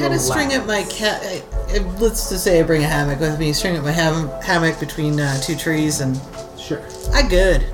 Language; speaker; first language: English; native; English